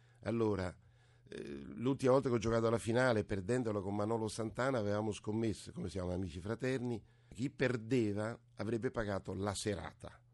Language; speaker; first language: Italian; early bilingual, other home language; French